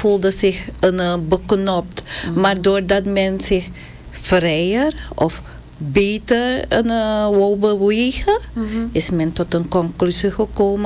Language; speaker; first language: Dutch; non-native, local second language; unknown